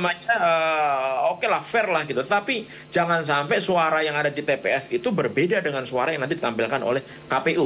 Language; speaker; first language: Indonesian; native; Indonesian